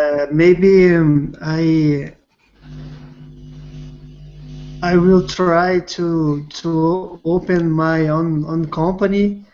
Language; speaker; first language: English; non-native, learner; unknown